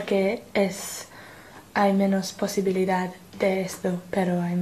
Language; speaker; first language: Spanish; non-native, learner; English